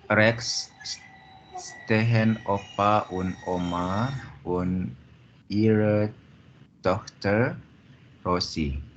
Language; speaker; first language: German; non-native, learner; Indonesian